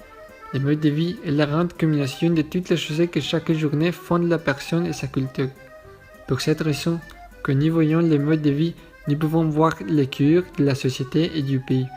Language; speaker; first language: French; non-native, learner; Spanish